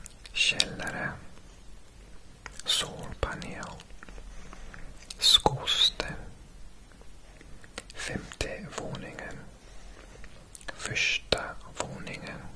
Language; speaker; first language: Swedish; non-native, learner; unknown